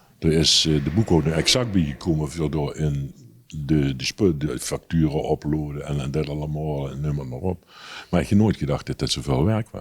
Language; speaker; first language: Dutch; native; Dutch